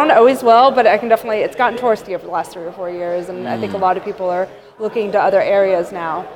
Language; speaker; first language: English; native; English